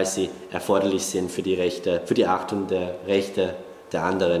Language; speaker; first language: German; non-native, fluent; English